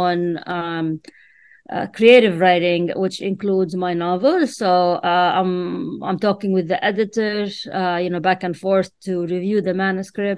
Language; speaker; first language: English; non-native, fluent; Arabic